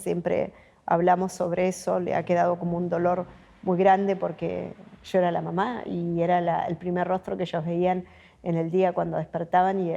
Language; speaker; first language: Spanish; native; Spanish